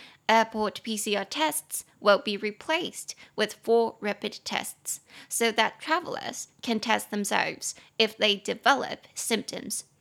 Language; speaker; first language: English; non-native, fluent; Chinese